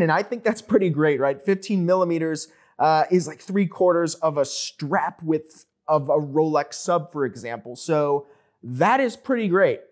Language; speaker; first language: English; native; English